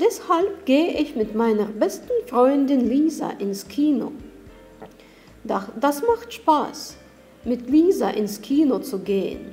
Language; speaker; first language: German; non-native, learner; Russian